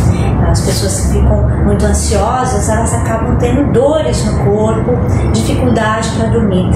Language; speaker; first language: Portuguese; native; Portuguese